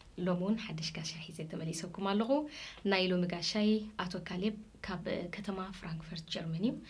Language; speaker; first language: Tigrinya; native; Tigrinya